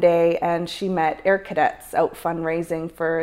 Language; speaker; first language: English; native; English